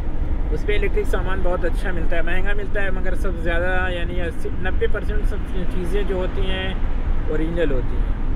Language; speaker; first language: Hindi; native; Hindi